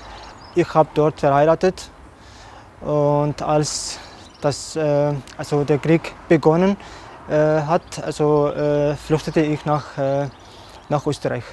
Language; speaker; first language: German; non-native, learner; Arabic